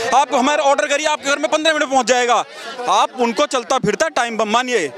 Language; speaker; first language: Hindi; native; Hindi